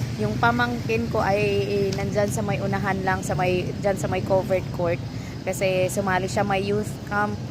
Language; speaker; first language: Filipino; non-native, local second language; Cebuano